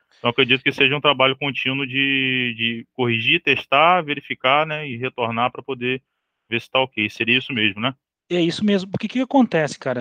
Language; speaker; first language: Portuguese; native; Portuguese